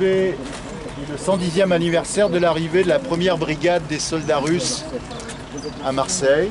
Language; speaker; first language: French; native; French